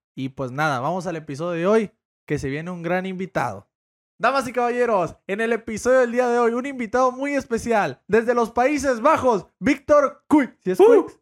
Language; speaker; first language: Spanish; native; Spanish